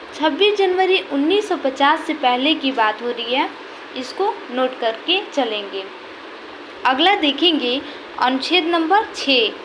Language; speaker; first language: Hindi; native; Hindi